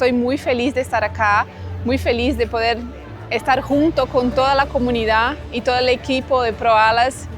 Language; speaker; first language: Spanish; native; Spanish